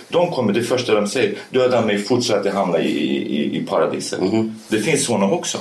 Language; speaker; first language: Swedish; early bilingual, other home language; Kurdish